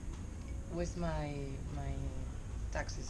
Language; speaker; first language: English; non-native, learner; Spanish